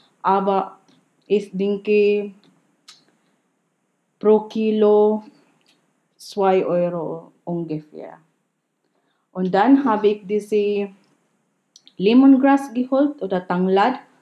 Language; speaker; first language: German; non-native, learner; Filipino